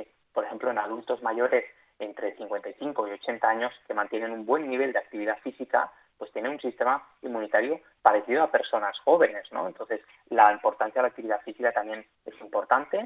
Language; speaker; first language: Spanish; native; Spanish